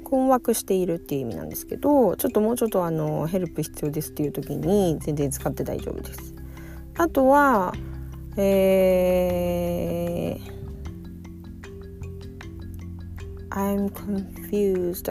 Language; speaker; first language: Japanese; native; Japanese